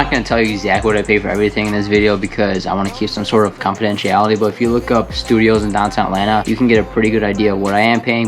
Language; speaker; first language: English; native; English